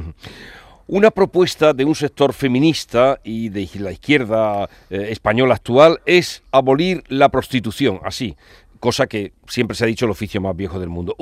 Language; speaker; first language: Spanish; native; Spanish